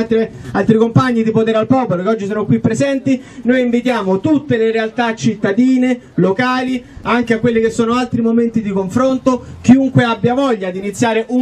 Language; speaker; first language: Italian; native; Italian